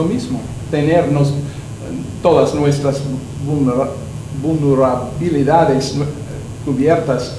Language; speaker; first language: Spanish; non-native, learner; English